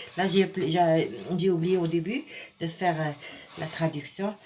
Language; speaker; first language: French; non-native, local second language; Arabic